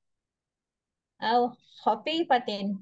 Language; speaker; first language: Arabic; non-native, learner; Indonesian